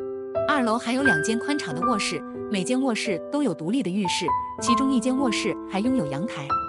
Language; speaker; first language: Chinese; native; Chinese